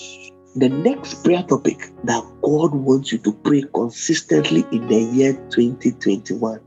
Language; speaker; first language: English; non-native, local second language; Akan